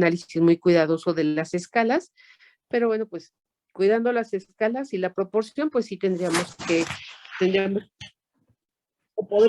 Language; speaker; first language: Spanish; native; Spanish